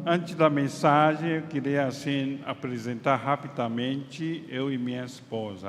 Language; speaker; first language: Portuguese; non-native, fluent; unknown